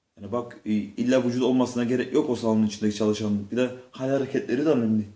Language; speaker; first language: Turkish; native; Turkish